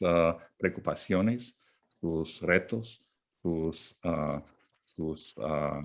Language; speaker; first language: Spanish; non-native, fluent; English